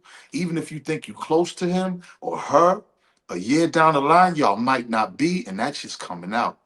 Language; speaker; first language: English; native; English